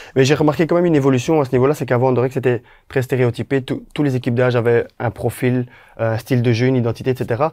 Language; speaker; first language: French; native; French